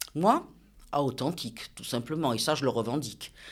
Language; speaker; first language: French; native; French